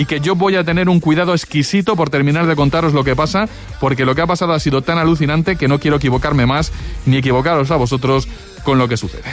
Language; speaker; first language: Spanish; native; Spanish